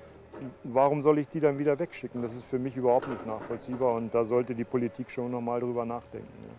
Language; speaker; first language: German; native; German